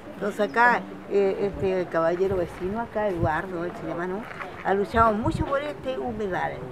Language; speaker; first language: Spanish; native; Spanish